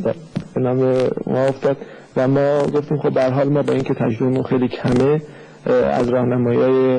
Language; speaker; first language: Persian; native; Persian